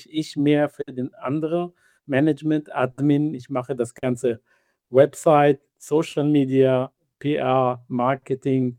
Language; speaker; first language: German; non-native, fluent; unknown